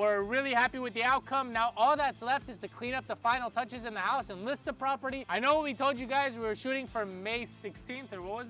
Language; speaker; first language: English; native; English